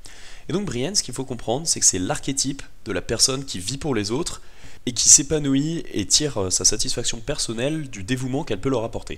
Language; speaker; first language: French; native; French